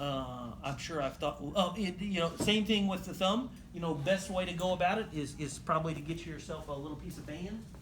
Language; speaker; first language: English; native; English